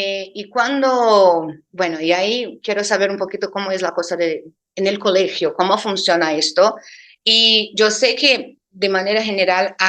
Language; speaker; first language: Spanish; non-native, fluent; Portuguese